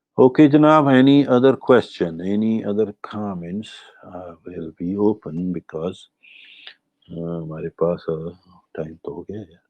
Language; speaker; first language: Urdu; non-native, local second language; Gujarati